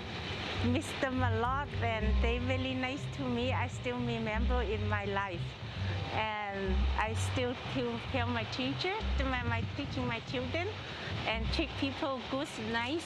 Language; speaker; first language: English; non-native, learner; Cantonese